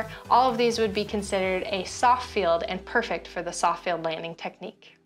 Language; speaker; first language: English; native; English